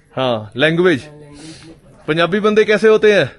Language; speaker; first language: Hindi; non-native, local second language; Punjabi